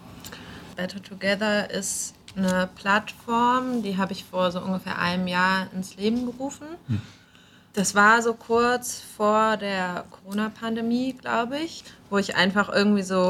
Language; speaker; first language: German; native; German